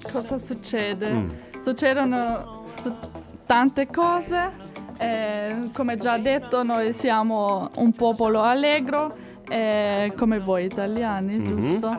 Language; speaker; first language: Italian; non-native, fluent; German